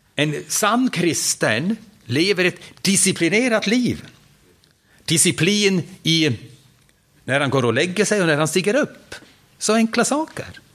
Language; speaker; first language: Swedish; non-native, fluent; German